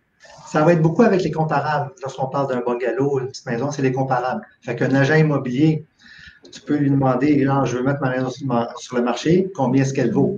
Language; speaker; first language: French; native; French